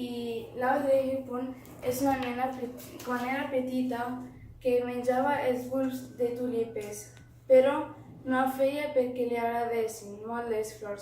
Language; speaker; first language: Catalan; non-native, learner; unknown